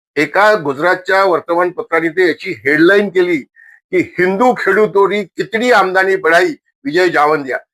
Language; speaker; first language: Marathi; non-native, local second language; Marwari